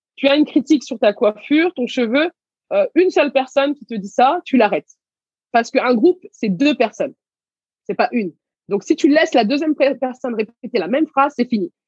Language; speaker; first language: French; early bilingual, other home language; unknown